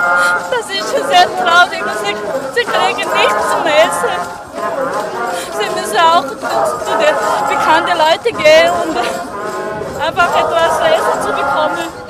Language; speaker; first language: German; non-native, learner; Tibetan